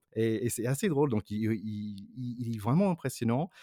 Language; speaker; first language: French; non-native, fluent; English